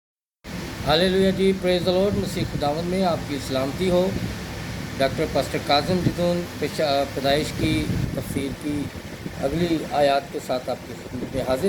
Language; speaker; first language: Urdu; native; Urdu